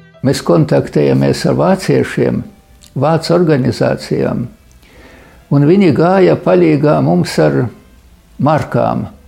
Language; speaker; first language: Latvian; native; Latvian